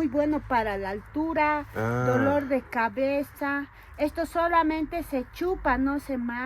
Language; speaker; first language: Spanish; native; Spanish